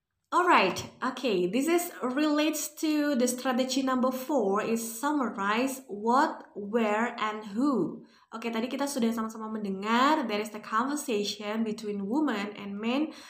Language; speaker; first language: English; non-native, fluent; Indonesian